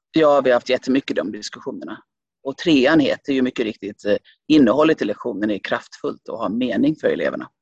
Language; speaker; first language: Swedish; early bilingual, other home language; Finnish